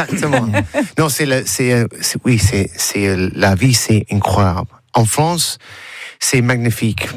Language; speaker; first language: French; non-native, learner; English